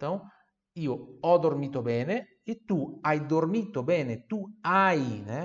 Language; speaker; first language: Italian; non-native, fluent; Portuguese